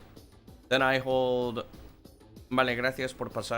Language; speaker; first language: Spanish; non-native, fluent; English